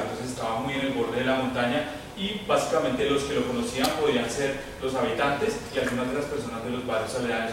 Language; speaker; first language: Spanish; native; Spanish